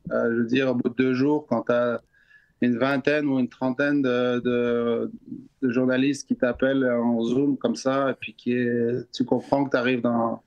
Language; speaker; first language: French; native; French